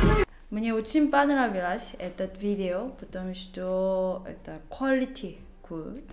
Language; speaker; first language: Russian; non-native, learner; Korean